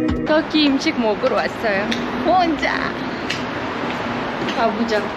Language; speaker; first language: Korean; non-native, fluent; Uzbek